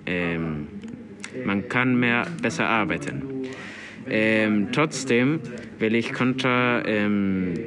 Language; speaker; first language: German; non-native, learner; Spanish